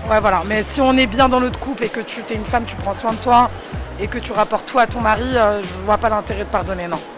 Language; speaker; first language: French; native; French